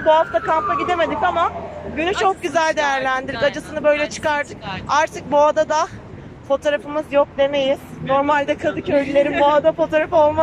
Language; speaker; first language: Turkish; native; Turkish